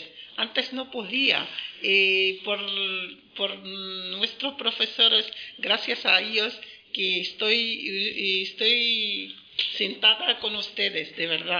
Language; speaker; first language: Spanish; non-native, learner; Arabic